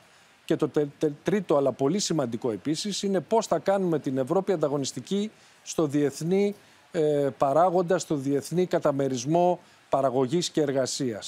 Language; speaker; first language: Greek; native; Greek